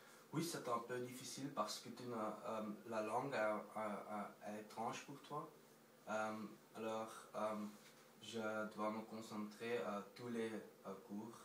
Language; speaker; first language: French; non-native, local second language; Dutch